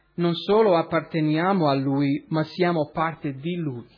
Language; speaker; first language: Italian; early bilingual, other home language; English